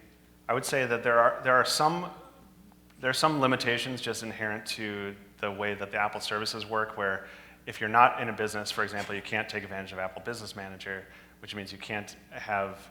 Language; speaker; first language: English; native; English